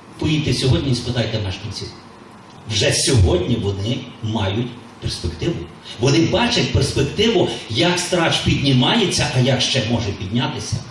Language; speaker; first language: Ukrainian; native; Ukrainian